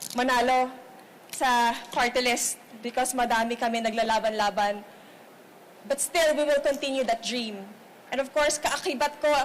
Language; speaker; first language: Filipino; native; Filipino